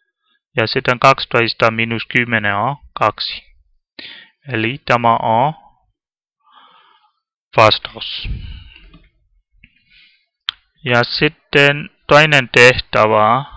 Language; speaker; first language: Finnish; non-native, learner; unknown